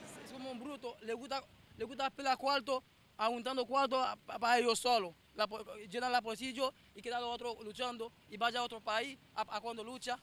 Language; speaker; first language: Spanish; non-native, learner; Haitian Creole